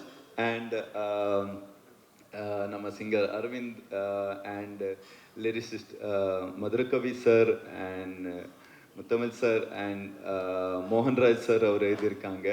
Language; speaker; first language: Tamil; non-native, learner; Kannada